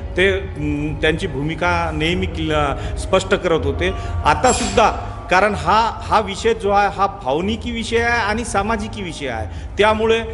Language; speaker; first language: Marathi; non-native, local second language; Lambadi